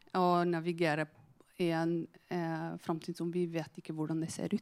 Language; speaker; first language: Norwegian; non-native, fluent; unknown